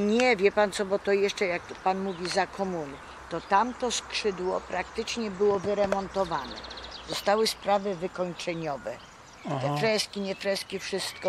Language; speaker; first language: Polish; native; Polish